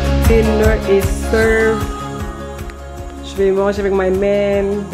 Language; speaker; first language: French; non-native, local second language; Wolof